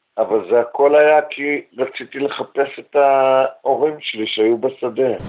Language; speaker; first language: Hebrew; native; Hebrew